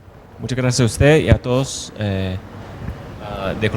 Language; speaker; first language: Spanish; non-native, fluent; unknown